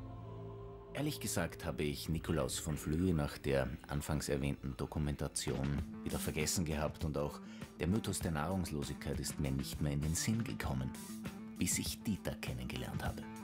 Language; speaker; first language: German; native; German